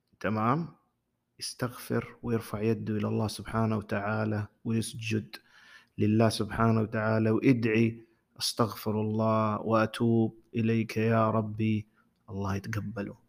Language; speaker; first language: Arabic; native; Arabic